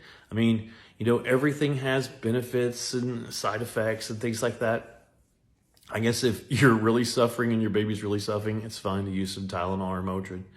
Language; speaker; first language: English; native; English